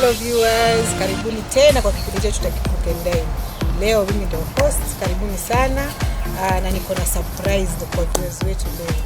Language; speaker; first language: Swahili; non-native, local second language; Luo (Kenya and Tanzania)